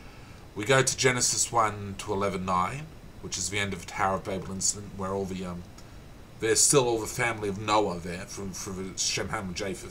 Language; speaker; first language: English; native; English